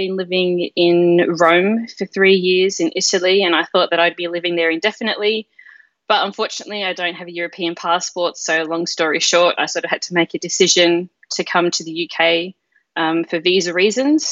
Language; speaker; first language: English; native; English